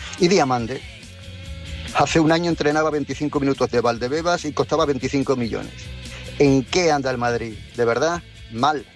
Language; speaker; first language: Spanish; native; Spanish